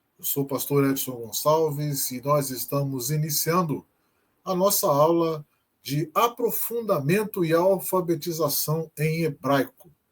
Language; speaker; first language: Portuguese; native; Portuguese